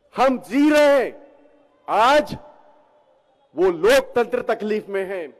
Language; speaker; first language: Hindi; non-native, local second language; Marathi